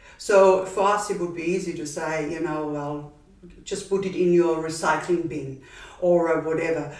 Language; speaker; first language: English; non-native, fluent; German